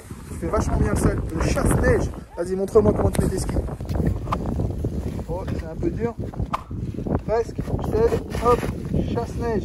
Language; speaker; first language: French; native; French